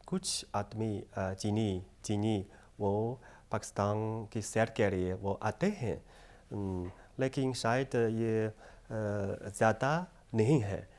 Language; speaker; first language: Hindi; non-native, fluent; Chinese